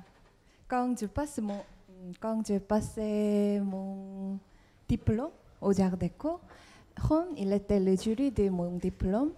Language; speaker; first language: French; non-native, fluent; Korean